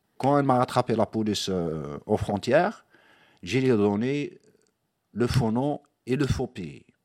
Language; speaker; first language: French; non-native, local second language; Arabic